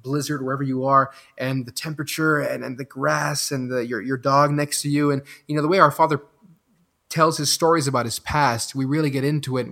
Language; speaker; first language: English; non-native, fluent; French